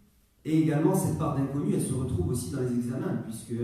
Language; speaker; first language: French; native; French